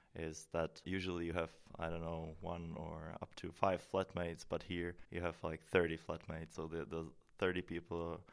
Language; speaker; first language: English; non-native, fluent; Czech